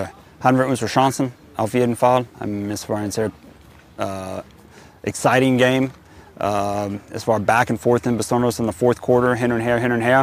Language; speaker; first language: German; non-native, fluent; English